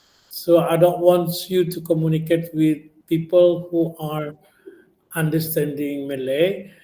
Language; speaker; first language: English; non-native, learner; Indonesian